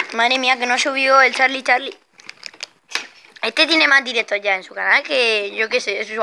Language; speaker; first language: Spanish; native; Spanish